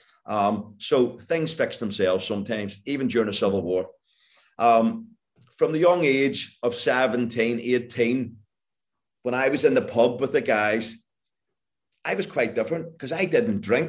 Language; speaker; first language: English; native; English